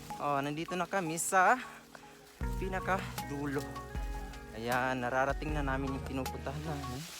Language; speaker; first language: Filipino; non-native, local second language; Maguindanaon